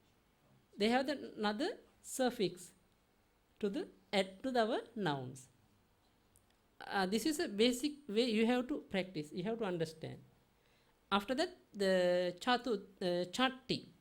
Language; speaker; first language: English; non-native, learner; Sinhala